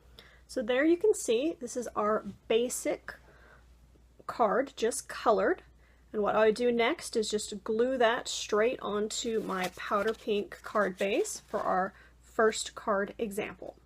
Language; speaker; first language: English; native; English